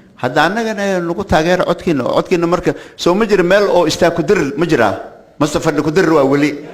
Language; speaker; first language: Somali; native; Somali